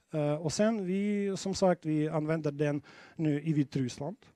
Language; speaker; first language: Swedish; non-native, fluent; Russian